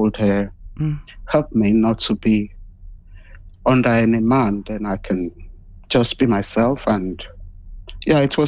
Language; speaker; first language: English; non-native, local second language; Yoruba